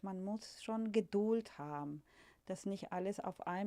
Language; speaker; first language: German; non-native, fluent; Spanish